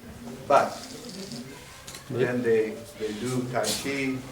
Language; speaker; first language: English; non-native, learner; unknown